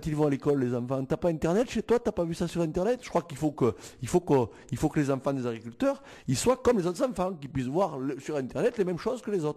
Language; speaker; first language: French; native; French